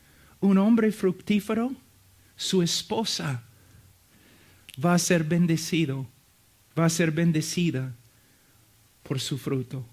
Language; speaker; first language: Spanish; non-native, fluent; English